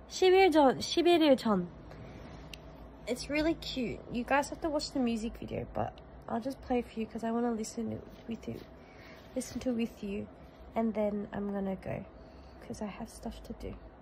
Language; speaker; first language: English; native; English